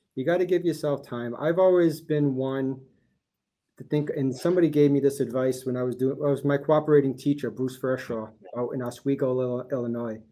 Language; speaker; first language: English; early bilingual, other home language; Portuguese